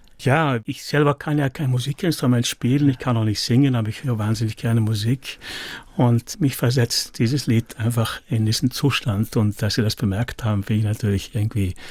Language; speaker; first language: German; native; German